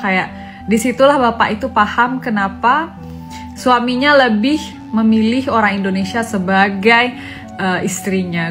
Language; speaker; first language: Indonesian; native; Indonesian